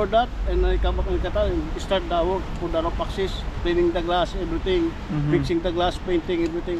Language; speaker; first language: English; non-native, learner; Filipino